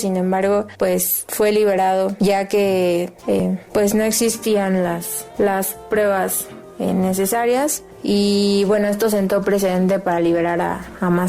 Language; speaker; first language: Spanish; native; Spanish